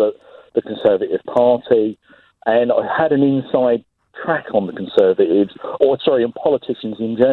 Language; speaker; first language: English; native; English